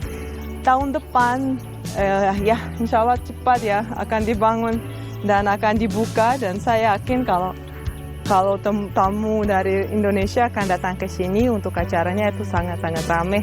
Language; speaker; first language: Indonesian; non-native, fluent; Russian